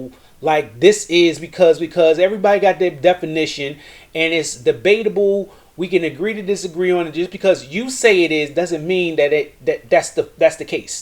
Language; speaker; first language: English; native; English